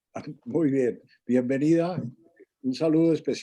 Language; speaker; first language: Spanish; native; Spanish